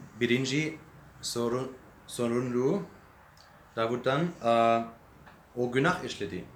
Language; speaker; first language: Turkish; non-native, learner; German